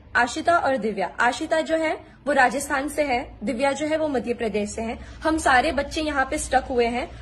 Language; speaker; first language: Hindi; non-native, local second language; Gujarati